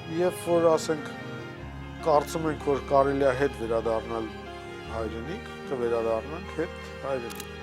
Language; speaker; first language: Armenian; native; Armenian